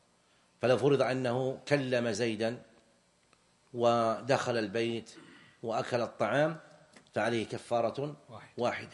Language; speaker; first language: Arabic; native; Arabic